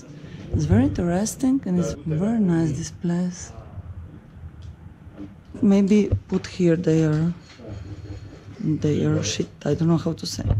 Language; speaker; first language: English; non-native, fluent; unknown